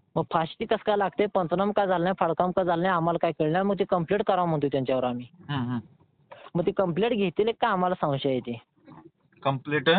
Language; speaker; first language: Marathi; native; Marathi